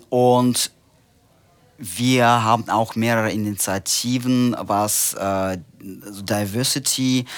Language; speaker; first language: German; non-native, fluent; Russian